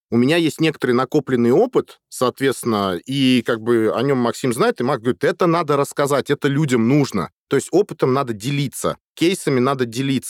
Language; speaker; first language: Russian; native; Russian